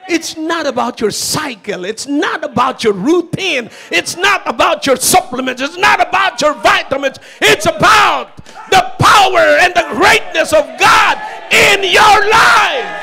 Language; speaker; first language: English; non-native, local second language; Filipino